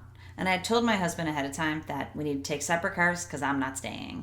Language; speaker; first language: English; native; English